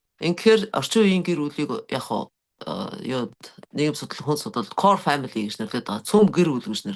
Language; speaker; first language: Mongolian; native; Mongolian